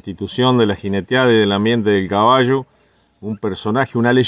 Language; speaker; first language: Spanish; native; Spanish